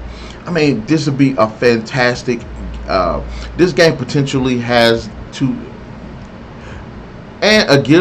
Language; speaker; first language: English; native; English